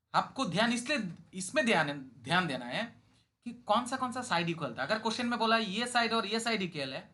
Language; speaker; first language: Hindi; non-native, local second language; Bangla